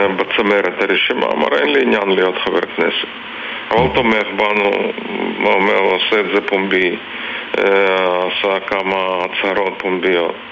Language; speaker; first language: Hebrew; non-native, fluent; Russian